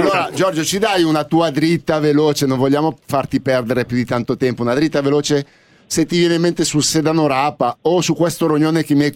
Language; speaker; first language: Italian; native; Italian